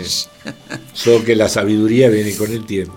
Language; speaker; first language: Portuguese; non-native, fluent; Spanish